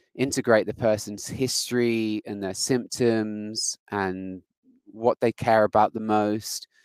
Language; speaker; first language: English; native; English